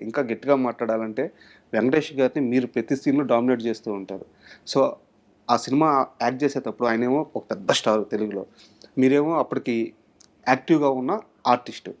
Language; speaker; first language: Telugu; native; Telugu